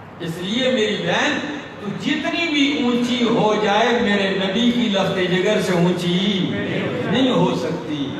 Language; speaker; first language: Urdu; non-native, local second language; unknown